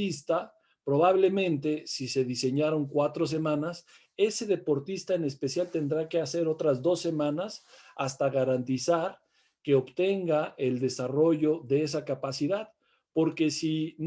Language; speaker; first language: Spanish; native; Spanish